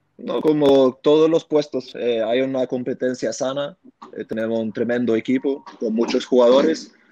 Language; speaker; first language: Spanish; early bilingual, heritage; Swedish